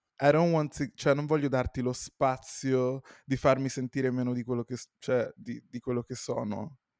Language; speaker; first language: Italian; native; Italian